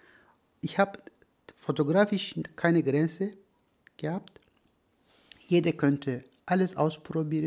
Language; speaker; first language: German; non-native, learner; Turkish